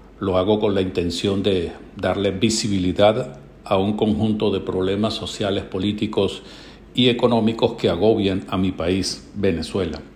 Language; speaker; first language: Spanish; native; Spanish